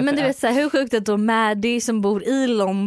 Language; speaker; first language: Swedish; native; Swedish